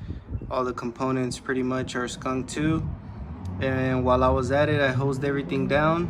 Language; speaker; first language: English; native; English